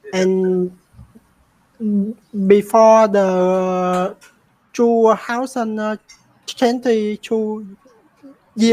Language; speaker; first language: English; non-native, learner; Vietnamese